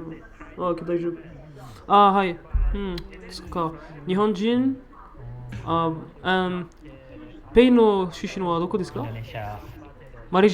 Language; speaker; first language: Japanese; non-native, learner; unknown